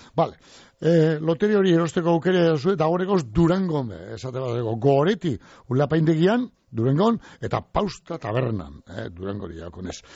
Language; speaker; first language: Basque; native; Basque